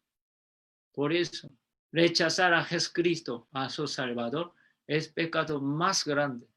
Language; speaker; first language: Spanish; non-native, fluent; Korean